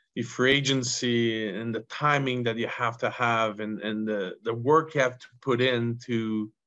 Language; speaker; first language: English; non-native, local second language; French